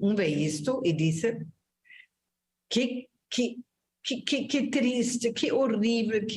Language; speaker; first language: Portuguese; non-native, fluent; German